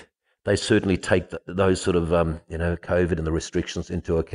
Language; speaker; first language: English; non-native, fluent; German